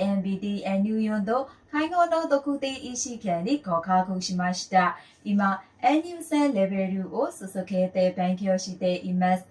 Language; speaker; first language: Japanese; non-native, learner; Burmese